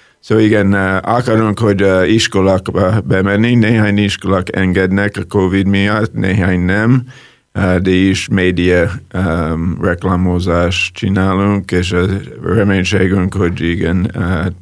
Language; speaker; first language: Hungarian; non-native, learner; English